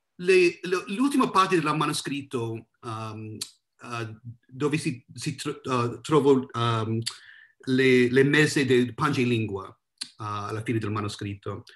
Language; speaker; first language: Italian; non-native, learner; English